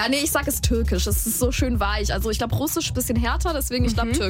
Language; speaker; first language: German; native; German